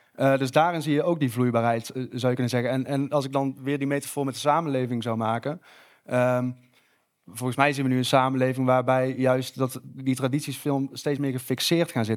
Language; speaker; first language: Dutch; native; Dutch